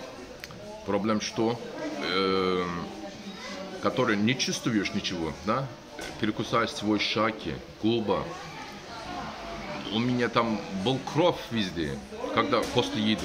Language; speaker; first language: Russian; non-native, learner; Turkish